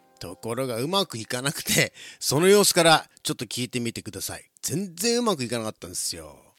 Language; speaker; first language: Japanese; early bilingual, heritage; Japanese